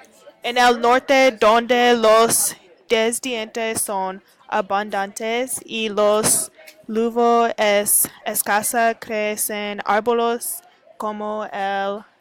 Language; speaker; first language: Spanish; non-native, learner; English